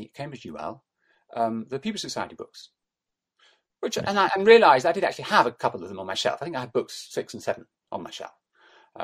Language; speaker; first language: English; native; English